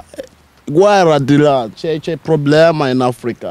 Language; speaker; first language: Italian; non-native, learner; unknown